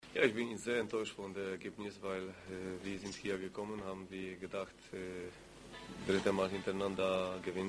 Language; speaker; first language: German; non-native, learner; Greek